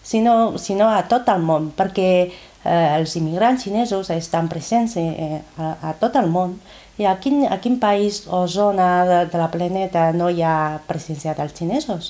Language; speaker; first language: Catalan; non-native, fluent; Chinese